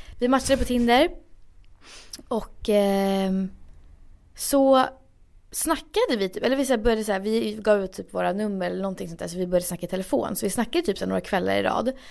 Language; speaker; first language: Swedish; native; Swedish